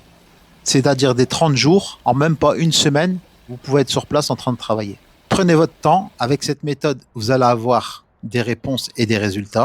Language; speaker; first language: French; native; French